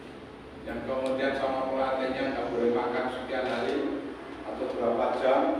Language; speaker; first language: Indonesian; non-native, local second language; Javanese